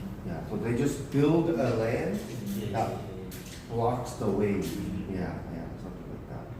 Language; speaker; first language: English; early bilingual, other home language; Korean